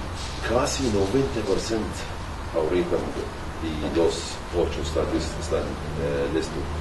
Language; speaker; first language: Spanish; non-native, learner; Arabic